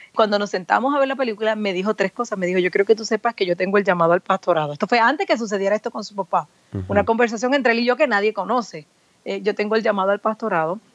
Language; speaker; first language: Spanish; native; Spanish